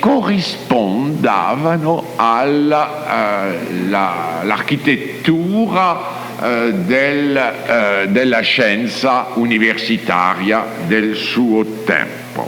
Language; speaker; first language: Italian; non-native, fluent; French